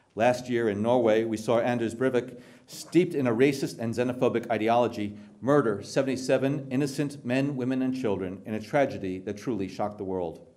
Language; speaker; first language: English; native; English